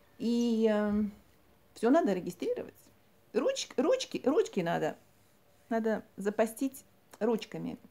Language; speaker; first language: Russian; non-native, local second language; Latvian